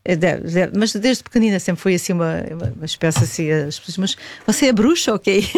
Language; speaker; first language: Portuguese; native; Portuguese